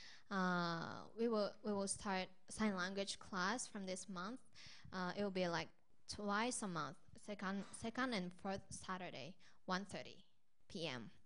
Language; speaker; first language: English; non-native, fluent; Japanese